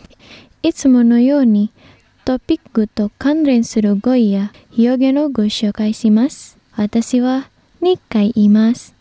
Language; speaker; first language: Japanese; non-native, fluent; Indonesian